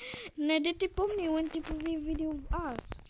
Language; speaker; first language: Bulgarian; non-native, learner; English